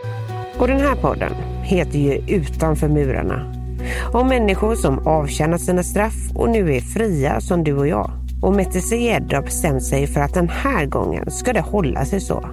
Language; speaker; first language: Swedish; native; Swedish